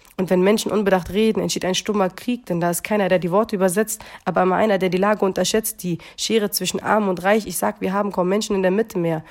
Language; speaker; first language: German; early bilingual, other home language; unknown